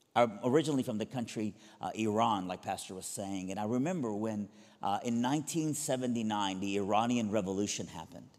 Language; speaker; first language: English; early bilingual, other home language; Persian